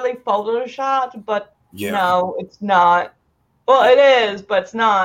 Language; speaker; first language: English; non-native, fluent; Uzbek